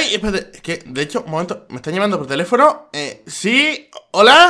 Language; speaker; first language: Spanish; native; Spanish